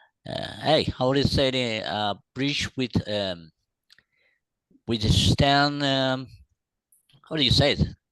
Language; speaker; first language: English; non-native, learner; Spanish